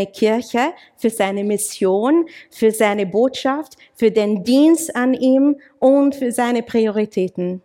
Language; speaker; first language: German; non-native, fluent; English